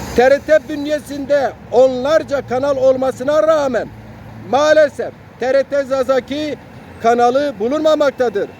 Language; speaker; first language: Turkish; non-native, local second language; Zaza